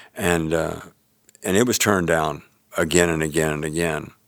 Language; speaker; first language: English; native; English